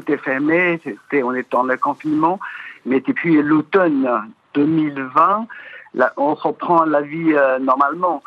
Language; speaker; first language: French; non-native, fluent; Chinese